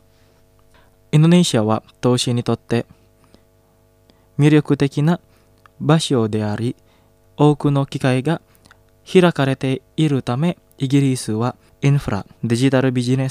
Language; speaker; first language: Japanese; non-native, fluent; Indonesian